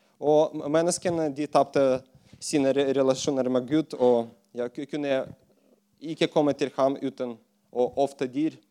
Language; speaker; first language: Norwegian; non-native, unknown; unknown